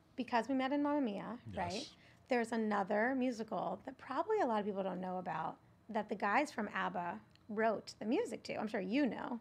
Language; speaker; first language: English; native; English